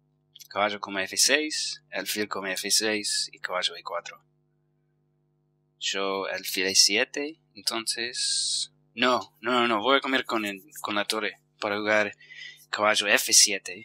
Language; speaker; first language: Spanish; non-native, fluent; English